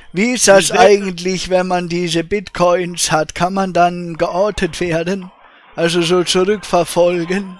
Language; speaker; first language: German; native; German